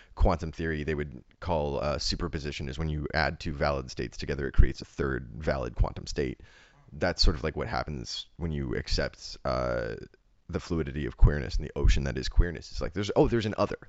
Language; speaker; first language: English; native; English